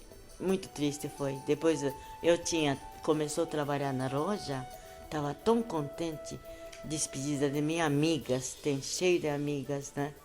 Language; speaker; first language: Portuguese; non-native, learner; Japanese